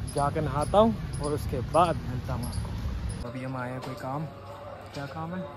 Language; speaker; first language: Hindi; non-native, local second language; Punjabi